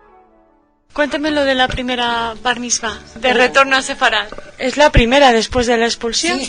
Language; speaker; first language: Spanish; native; Spanish